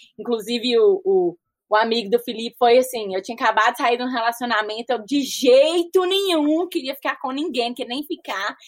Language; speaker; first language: Portuguese; native; Portuguese